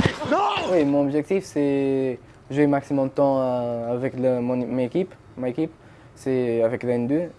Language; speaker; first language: French; non-native, fluent; Portuguese